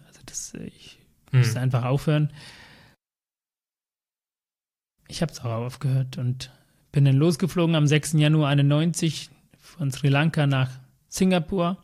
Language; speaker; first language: German; early bilingual, other home language; Tamil